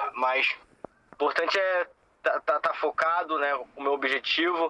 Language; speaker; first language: Portuguese; native; Portuguese